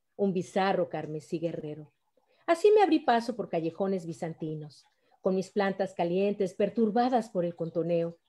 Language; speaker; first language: Spanish; native; Spanish